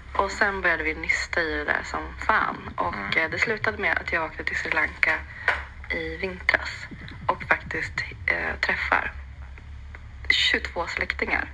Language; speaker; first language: Swedish; native; Swedish